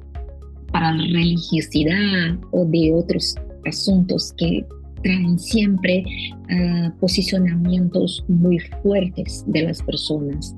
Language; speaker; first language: Spanish; non-native, fluent; Portuguese